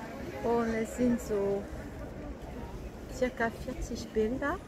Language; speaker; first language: German; non-native, fluent; French